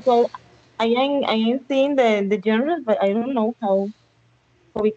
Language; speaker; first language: English; non-native, learner; Spanish